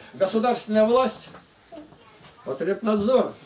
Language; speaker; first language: Russian; native; Russian